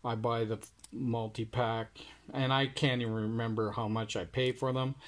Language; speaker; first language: English; native; English